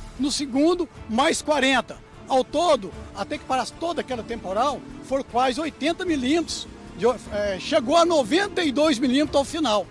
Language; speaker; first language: Portuguese; native; Portuguese